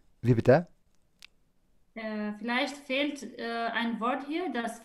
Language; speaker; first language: German; non-native, learner; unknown